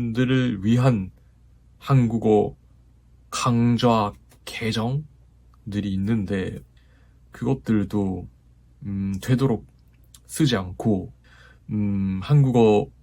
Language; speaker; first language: Korean; non-native, fluent; Japanese